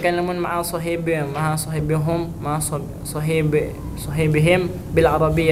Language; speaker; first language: Arabic; non-native, learner; Indonesian